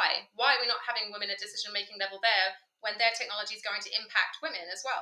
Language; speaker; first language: English; native; English